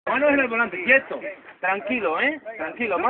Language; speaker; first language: Spanish; native; Spanish